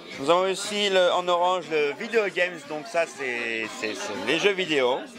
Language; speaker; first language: French; non-native, fluent; Spanish